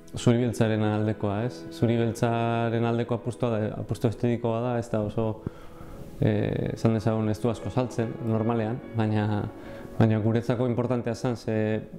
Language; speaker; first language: Basque; native; Basque